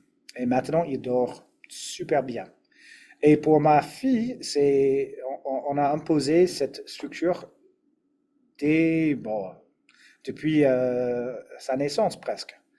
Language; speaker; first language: French; non-native, fluent; English